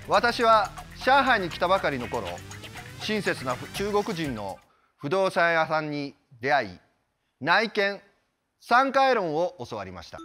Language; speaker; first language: Japanese; native; Japanese